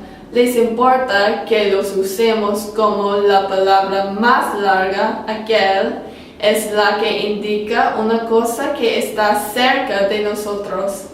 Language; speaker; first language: Spanish; non-native, learner; English